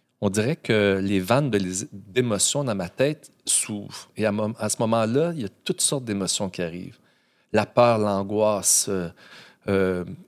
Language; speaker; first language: French; native; French